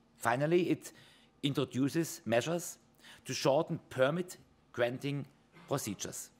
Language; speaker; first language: English; non-native, fluent; German